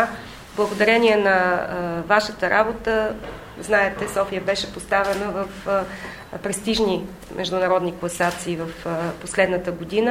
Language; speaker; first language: Bulgarian; native; Bulgarian